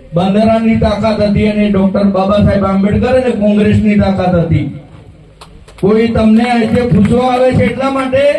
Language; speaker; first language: Gujarati; native; Gujarati